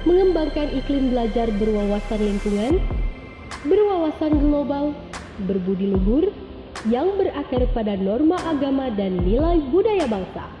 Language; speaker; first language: Indonesian; native; Indonesian